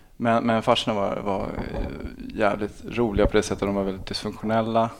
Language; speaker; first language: Swedish; native; Swedish